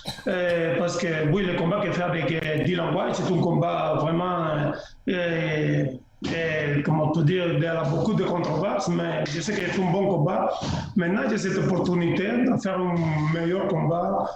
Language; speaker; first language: French; non-native, local second language; Spanish